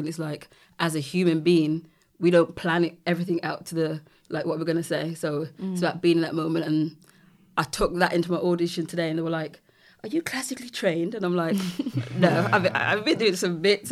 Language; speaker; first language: English; native; English